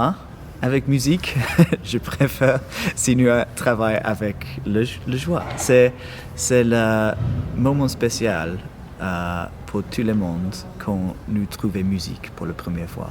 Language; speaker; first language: French; non-native, learner; English